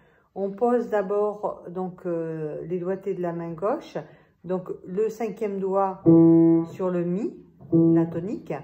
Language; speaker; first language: French; native; French